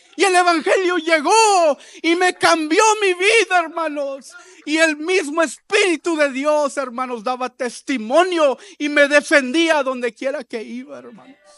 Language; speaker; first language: Spanish; early bilingual, heritage; Spanish